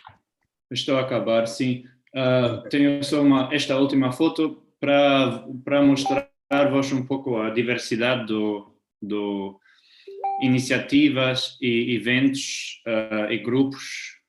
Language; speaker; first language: Portuguese; non-native, fluent; German